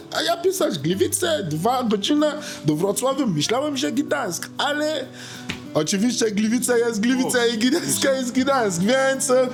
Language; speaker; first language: Polish; non-native, learner; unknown